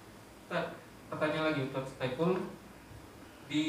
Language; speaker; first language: Indonesian; native; Indonesian